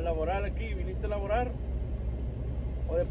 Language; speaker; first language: Spanish; native; Spanish